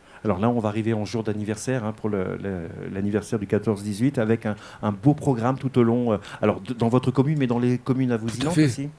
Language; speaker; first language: French; native; French